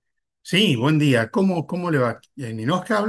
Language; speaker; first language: Spanish; native; Spanish